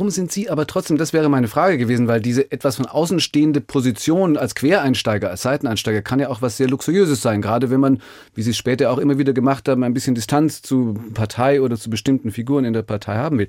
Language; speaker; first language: German; native; German